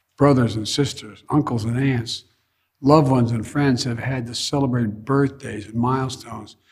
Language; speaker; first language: English; native; English